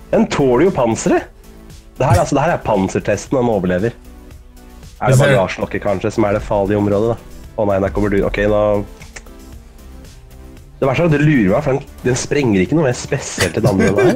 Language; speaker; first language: Norwegian; native; Norwegian